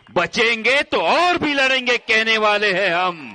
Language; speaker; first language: Hindi; non-native, local second language; Marathi